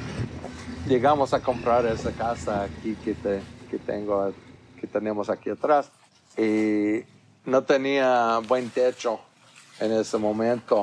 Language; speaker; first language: Spanish; non-native, fluent; English